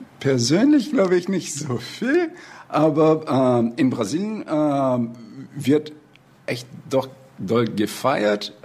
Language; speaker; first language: German; non-native, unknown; Portuguese